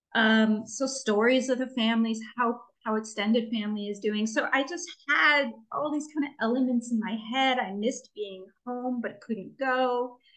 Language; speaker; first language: English; native; English